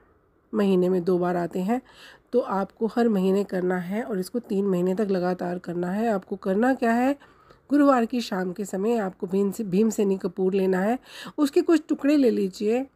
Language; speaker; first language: Hindi; native; Hindi